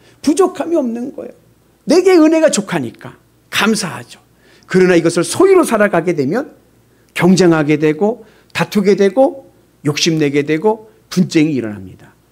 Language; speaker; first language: Korean; native; Korean